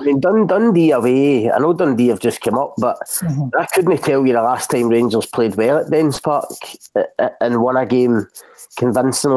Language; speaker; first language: English; native; English